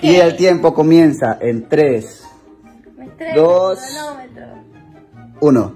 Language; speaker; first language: Spanish; native; Spanish